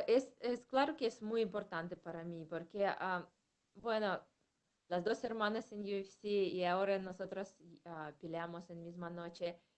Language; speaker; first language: Spanish; non-native, fluent; Russian